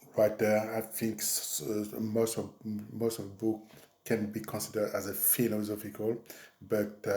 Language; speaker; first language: English; non-native, fluent; French